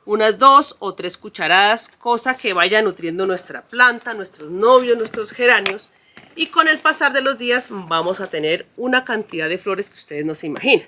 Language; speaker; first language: Spanish; native; Spanish